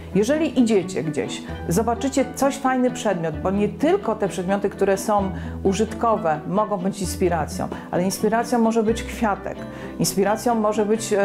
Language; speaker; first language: Polish; native; Polish